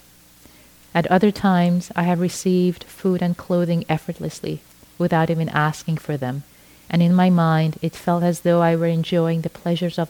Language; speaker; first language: English; non-native, fluent; Persian